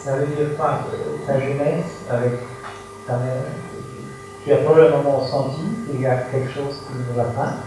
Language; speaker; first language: French; non-native, fluent; German